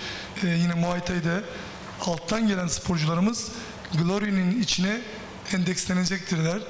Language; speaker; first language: Turkish; native; Turkish